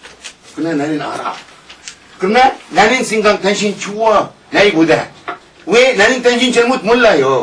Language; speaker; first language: Korean; non-native, learner; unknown